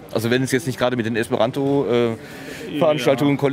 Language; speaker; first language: German; native; German